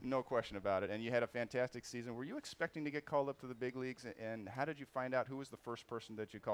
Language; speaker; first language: English; native; English